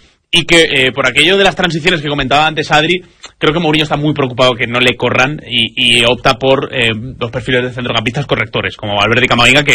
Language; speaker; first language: Spanish; native; Spanish